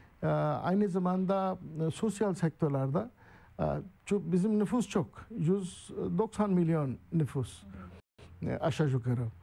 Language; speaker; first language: Turkish; non-native, learner; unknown